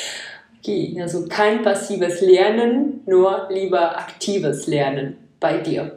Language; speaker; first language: German; non-native, fluent; Czech